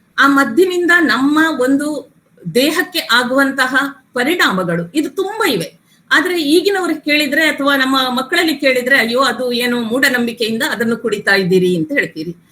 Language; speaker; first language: Kannada; non-native, local second language; Tulu